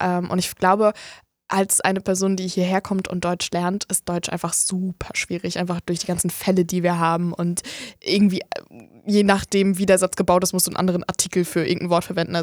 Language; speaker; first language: German; native; German